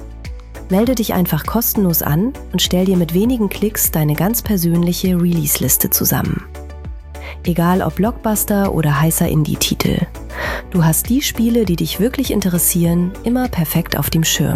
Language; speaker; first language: German; native; German